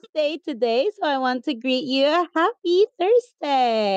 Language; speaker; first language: English; non-native, local second language; Filipino